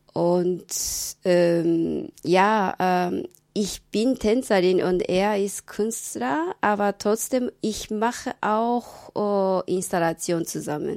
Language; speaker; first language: German; non-native, learner; Japanese